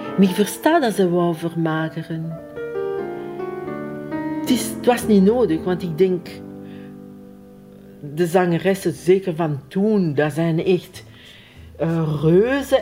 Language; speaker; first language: Dutch; non-native, fluent; French